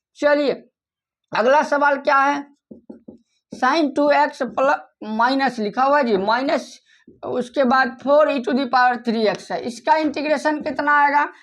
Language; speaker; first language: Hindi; native; Hindi